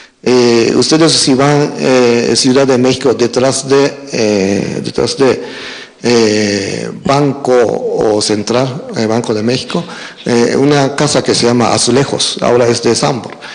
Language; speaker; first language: Spanish; non-native, fluent; Japanese